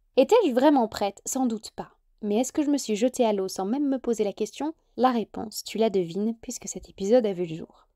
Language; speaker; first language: French; native; French